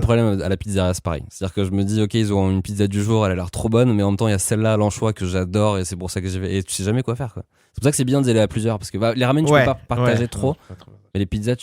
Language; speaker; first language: French; native; French